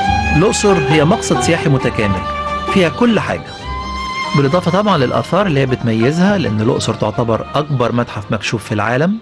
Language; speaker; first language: Arabic; native; Arabic